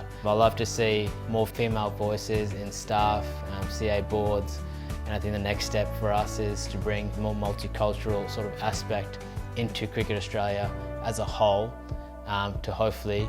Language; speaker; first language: English; early bilingual, other home language; Urdu